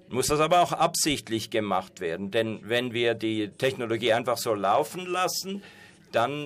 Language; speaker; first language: German; non-native, fluent; Persian